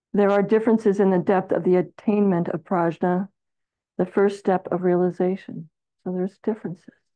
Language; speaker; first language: English; native; English